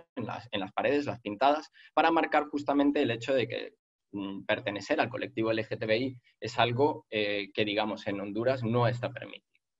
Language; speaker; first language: Spanish; native; Spanish